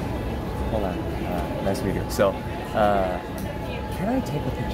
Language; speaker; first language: English; non-native, learner; Korean